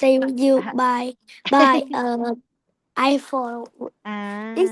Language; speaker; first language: English; non-native, learner; Vietnamese